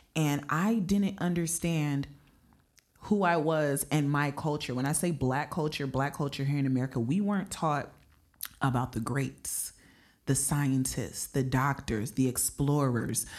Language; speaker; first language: English; native; English